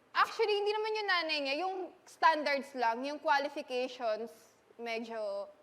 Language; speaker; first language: Filipino; native; Filipino